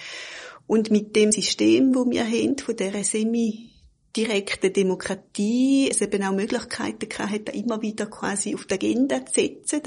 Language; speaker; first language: German; native; German